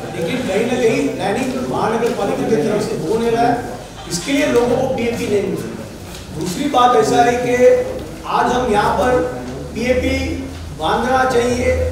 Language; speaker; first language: Hindi; non-native, local second language; Marathi